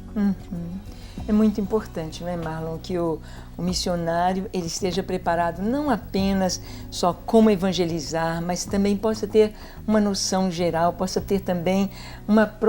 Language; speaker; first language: Portuguese; native; Portuguese